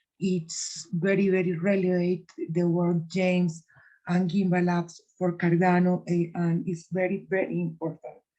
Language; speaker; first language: English; non-native, learner; Spanish